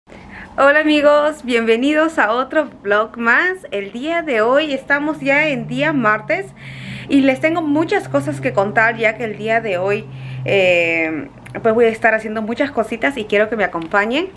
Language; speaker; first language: Spanish; native; Spanish